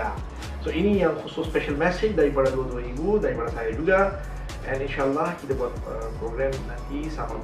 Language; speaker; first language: Indonesian; non-native, learner; Malay